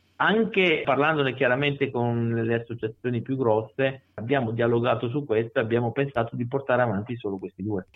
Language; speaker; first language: Italian; native; Italian